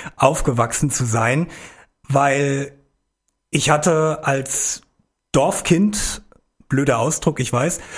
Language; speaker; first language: German; native; German